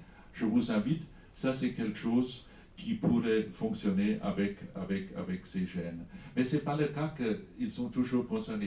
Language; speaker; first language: French; non-native, fluent; German